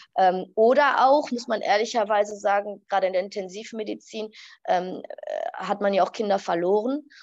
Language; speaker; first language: German; early bilingual, other home language; Arabic